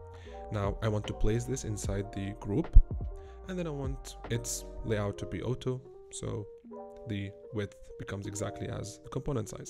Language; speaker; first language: English; non-native, fluent; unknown